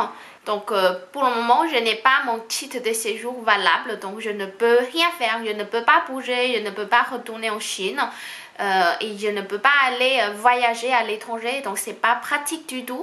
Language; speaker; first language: French; non-native, fluent; Chinese